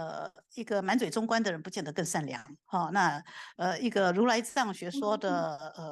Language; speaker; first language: Chinese; native; Chinese